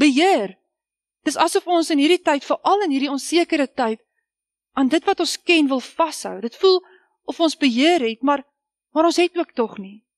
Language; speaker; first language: Afrikaans; native; Afrikaans